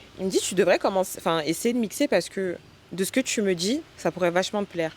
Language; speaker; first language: French; early bilingual, other home language; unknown